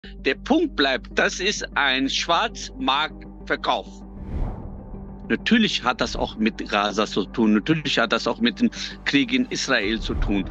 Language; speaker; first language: German; non-native, local second language; Urdu